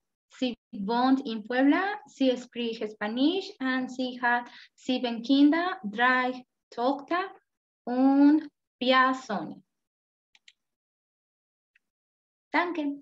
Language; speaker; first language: German; non-native, learner; Spanish